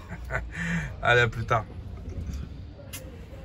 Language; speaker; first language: French; native; French